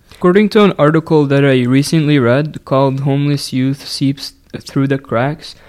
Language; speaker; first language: English; non-native, fluent; Arabic